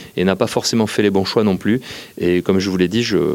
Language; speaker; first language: French; native; French